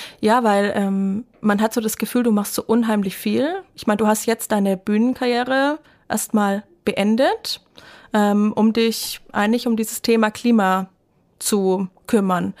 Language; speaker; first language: German; native; German